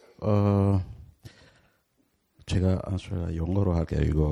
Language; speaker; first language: Korean; non-native, learner; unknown